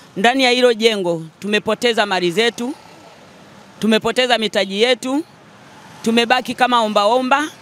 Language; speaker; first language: Swahili; native; Swahili